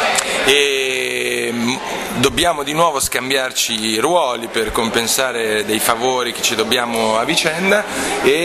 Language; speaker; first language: Italian; native; Italian